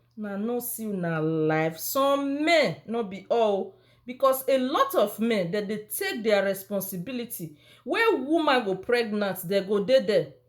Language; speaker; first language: Nigerian Pidgin; non-native, local second language; Bini